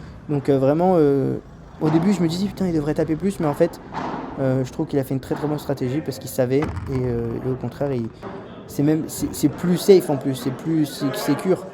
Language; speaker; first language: French; native; French